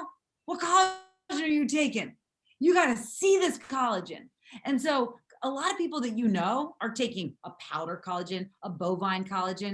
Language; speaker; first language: English; native; English